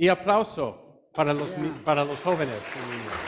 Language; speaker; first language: Spanish; non-native, fluent; English